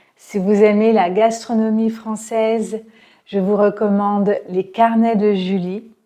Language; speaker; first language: French; native; French